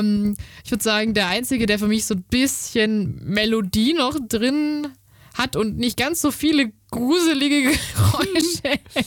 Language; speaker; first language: German; native; German